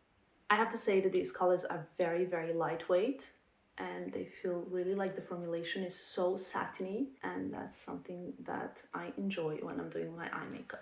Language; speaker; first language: English; non-native, fluent; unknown